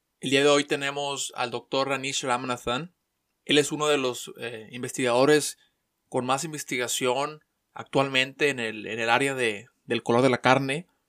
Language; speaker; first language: Spanish; native; Spanish